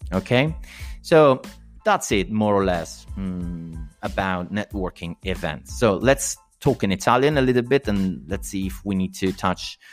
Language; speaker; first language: English; non-native, fluent; Italian